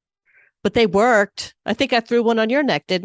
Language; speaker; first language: English; native; English